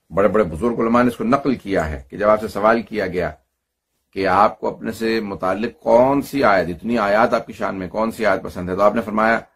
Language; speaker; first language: Urdu; native; Urdu